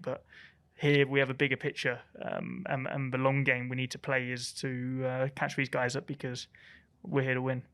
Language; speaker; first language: English; native; English